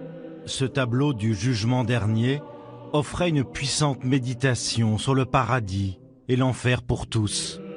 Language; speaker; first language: French; native; French